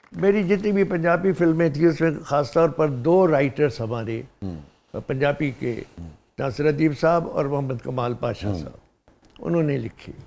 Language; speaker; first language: Urdu; non-native, local second language; Sindhi